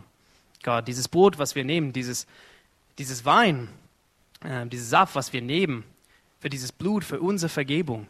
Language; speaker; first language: German; non-native, fluent; Arabic